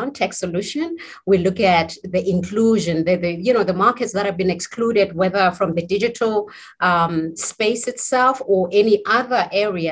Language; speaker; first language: English; non-native, local second language; Zulu